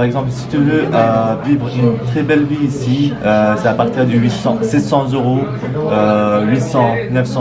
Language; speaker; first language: French; non-native, local second language; Kabyle